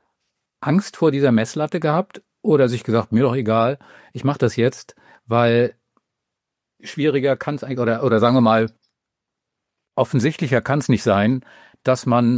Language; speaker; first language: German; native; German